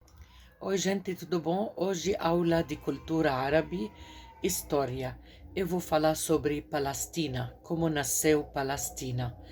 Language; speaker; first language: Portuguese; non-native, fluent; Arabic